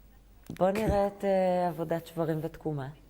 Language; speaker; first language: Hebrew; native; Hebrew